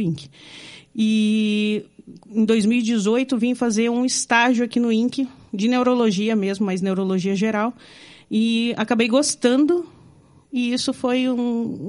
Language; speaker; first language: Portuguese; native; Portuguese